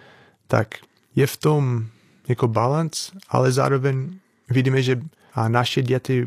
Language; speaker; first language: Czech; non-native, fluent; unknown